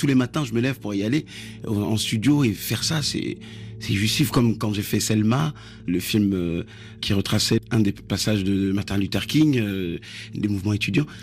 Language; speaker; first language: French; early bilingual, other home language; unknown